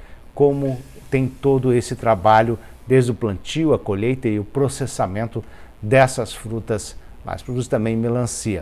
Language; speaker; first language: Portuguese; native; Portuguese